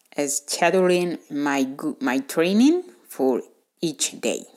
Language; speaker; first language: English; non-native, fluent; Spanish